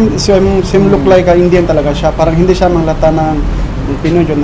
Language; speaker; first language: Filipino; early bilingual, other home language; Hindi